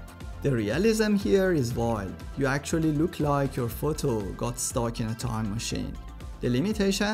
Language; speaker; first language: English; non-native, fluent; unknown